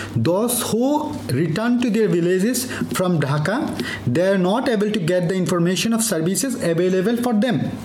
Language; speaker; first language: English; non-native, local second language; Bangla